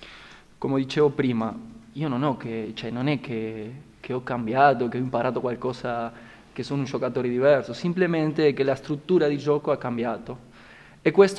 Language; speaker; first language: Italian; non-native, fluent; Spanish